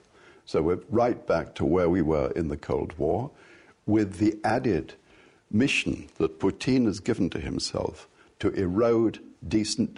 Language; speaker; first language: English; native; English